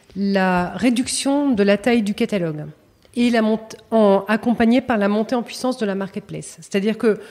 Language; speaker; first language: French; native; French